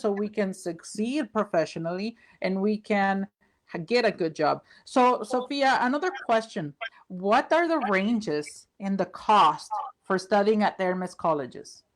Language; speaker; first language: English; non-native, fluent; Spanish